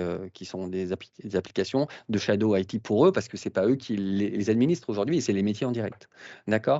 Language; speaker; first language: French; native; French